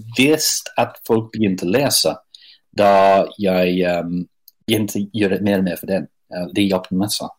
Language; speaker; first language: Norwegian; non-native, fluent; English